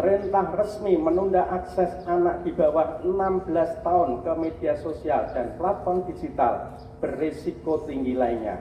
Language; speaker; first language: Indonesian; native; Indonesian